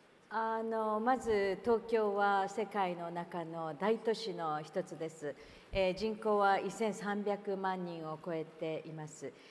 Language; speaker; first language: Japanese; native; Japanese